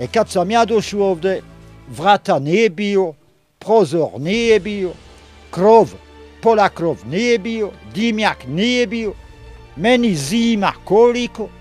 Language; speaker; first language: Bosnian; non-native, learner; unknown